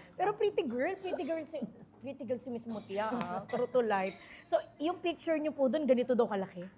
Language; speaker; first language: Filipino; native; Filipino